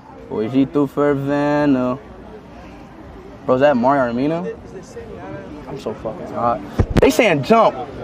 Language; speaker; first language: English; native; English